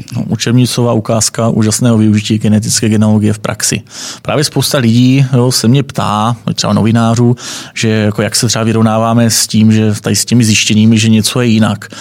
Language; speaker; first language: Czech; native; Czech